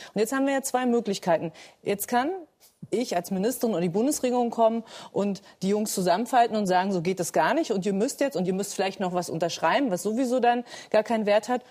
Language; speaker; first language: German; native; German